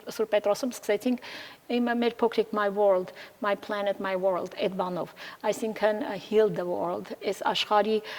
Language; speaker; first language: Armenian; early bilingual, heritage; Armenian